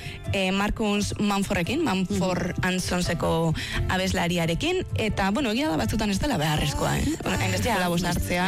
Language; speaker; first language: Basque; native; Basque